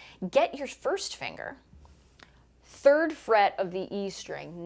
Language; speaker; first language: English; native; English